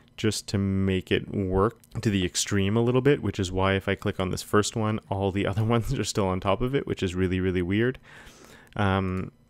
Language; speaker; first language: English; native; English